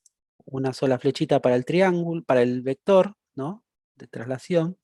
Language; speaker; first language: Spanish; native; Spanish